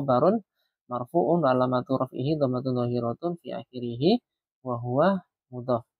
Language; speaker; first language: Arabic; non-native, fluent; Indonesian